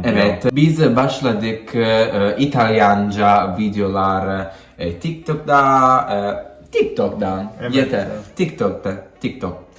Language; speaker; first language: Turkish; non-native, learner; Italian